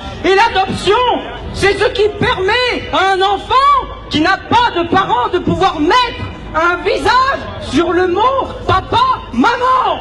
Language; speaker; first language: French; native; French